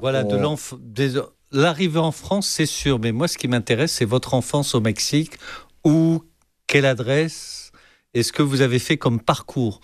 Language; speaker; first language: French; native; French